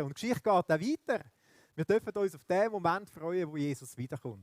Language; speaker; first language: German; native; German